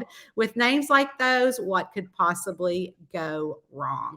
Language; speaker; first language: English; native; English